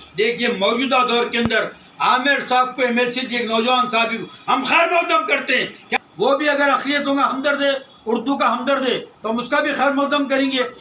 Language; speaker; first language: Urdu; native; Urdu